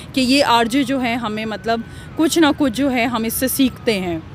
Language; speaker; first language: Urdu; native; Urdu